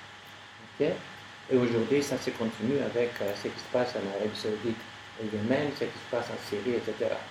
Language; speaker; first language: French; non-native, learner; English